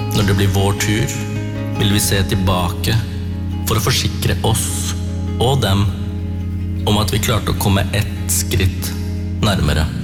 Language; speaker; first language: Norwegian; early bilingual, other home language; Tamil